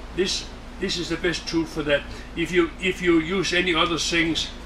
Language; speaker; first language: English; non-native, fluent; Danish